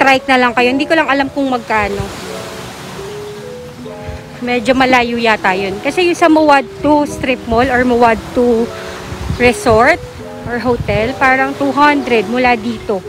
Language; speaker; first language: Filipino; native; Filipino